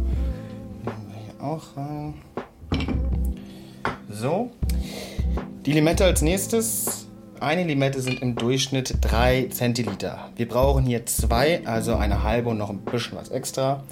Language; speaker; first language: German; native; German